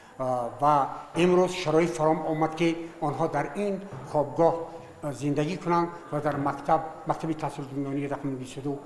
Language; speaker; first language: Tajik; non-native, local second language; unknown